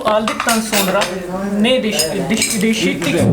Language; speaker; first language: Turkish; non-native, learner; Urdu